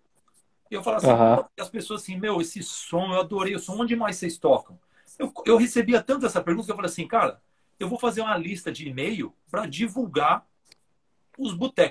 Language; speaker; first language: Portuguese; native; Portuguese